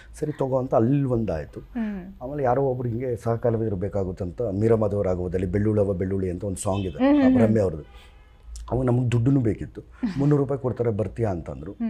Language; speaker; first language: Kannada; native; Kannada